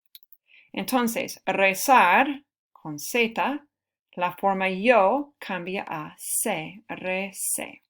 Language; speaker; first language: Spanish; non-native, fluent; English